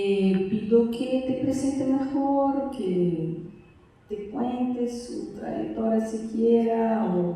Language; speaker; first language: Spanish; non-native, fluent; Portuguese